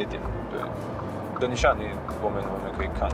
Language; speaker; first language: Chinese; non-native, learner; Croatian